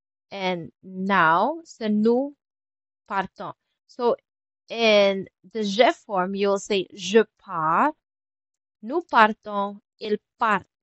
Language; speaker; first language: French; non-native, fluent; Filipino